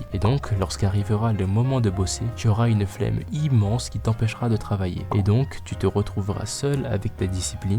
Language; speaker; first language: French; native; French